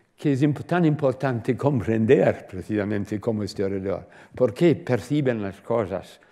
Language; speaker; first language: Spanish; non-native, fluent; English